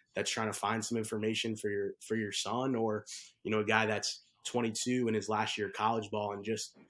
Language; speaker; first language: English; native; English